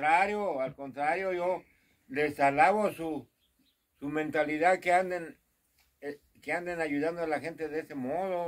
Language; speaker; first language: Spanish; native; Spanish